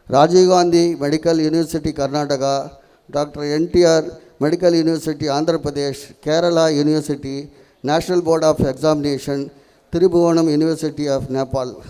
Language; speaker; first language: English; non-native, local second language; Tamil